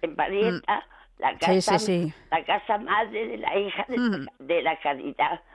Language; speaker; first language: Spanish; native; Spanish